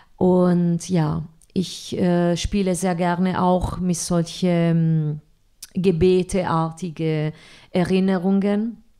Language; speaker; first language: German; non-native, fluent; Italian